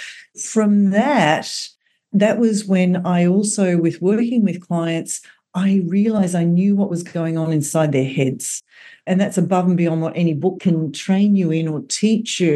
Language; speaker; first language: English; native; English